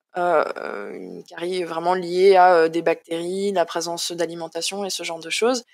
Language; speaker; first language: French; native; French